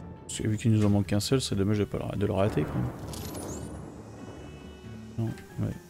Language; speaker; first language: French; native; French